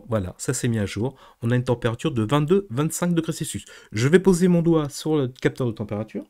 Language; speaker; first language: French; native; French